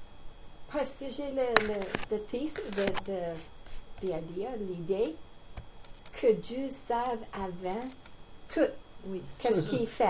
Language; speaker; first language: French; non-native, learner; English